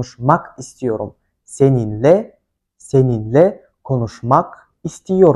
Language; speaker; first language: Turkish; non-native, fluent; Kyrgyz